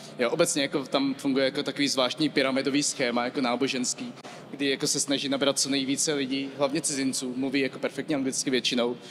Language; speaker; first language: Czech; early bilingual, other home language; Vietnamese